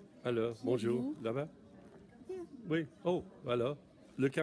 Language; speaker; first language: French; non-native, learner; English